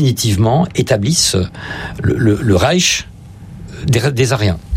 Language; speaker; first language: French; native; French